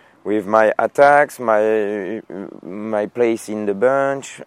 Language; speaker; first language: English; non-native, fluent; French